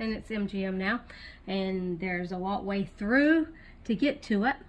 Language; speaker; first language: English; native; English